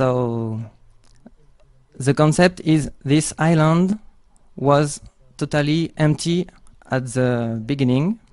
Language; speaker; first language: English; non-native, learner; French